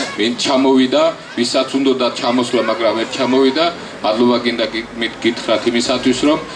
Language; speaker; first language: Georgian; native; Georgian